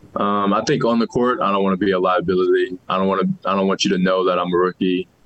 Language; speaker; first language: English; native; English